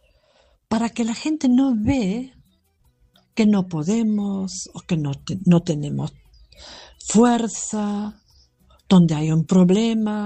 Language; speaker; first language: Spanish; non-native, fluent; German